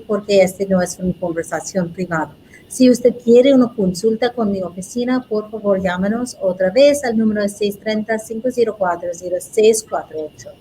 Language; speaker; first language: Spanish; non-native, learner; English